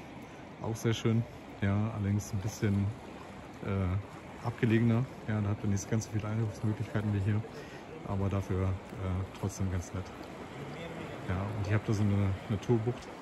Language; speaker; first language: German; native; German